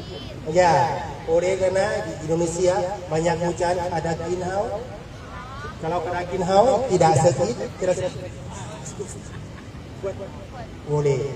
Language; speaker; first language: Indonesian; non-native, learner; Thai